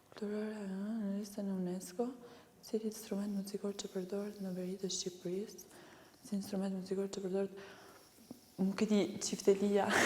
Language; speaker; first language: Albanian; early bilingual, heritage; Albanian